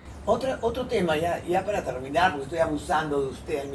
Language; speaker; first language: Spanish; native; Spanish